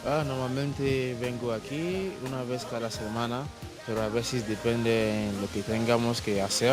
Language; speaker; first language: Spanish; non-native, fluent; Yoruba